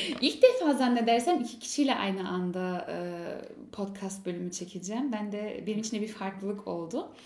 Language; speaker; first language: Turkish; early bilingual, heritage; Turkish